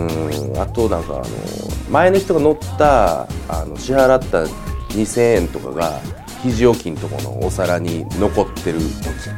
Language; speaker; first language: Japanese; native; Japanese